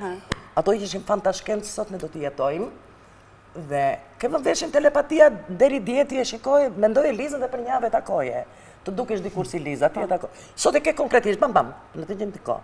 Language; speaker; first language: Albanian; native; Albanian